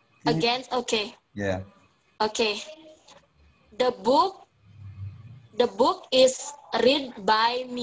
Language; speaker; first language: English; non-native, learner; Indonesian